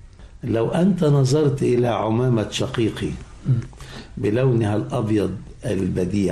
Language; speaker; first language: Arabic; native; Arabic